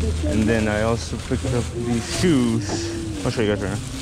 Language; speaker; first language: English; early bilingual, other home language; Spanish